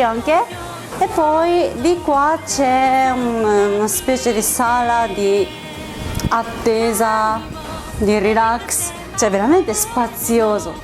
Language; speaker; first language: Italian; non-native, fluent; Japanese